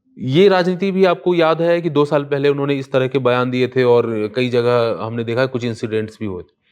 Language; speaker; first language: Hindi; non-native, local second language; Maithili